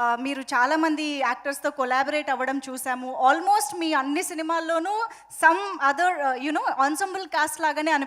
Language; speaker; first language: Telugu; native; Telugu